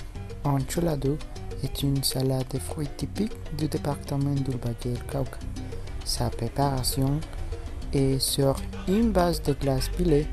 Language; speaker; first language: French; non-native, learner; Spanish